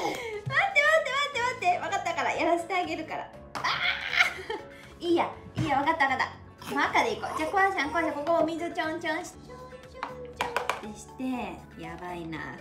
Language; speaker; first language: Japanese; native; Japanese